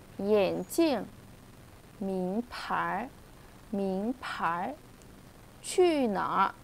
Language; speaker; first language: Chinese; non-native, fluent; Vietnamese